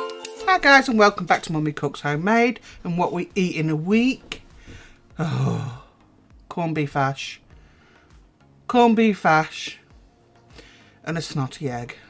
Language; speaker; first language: English; native; English